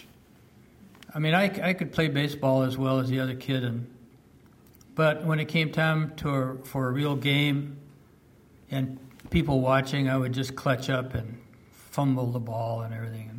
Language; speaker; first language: English; early bilingual, other home language; French